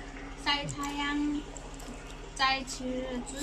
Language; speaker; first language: Chinese; non-native, learner; Nepali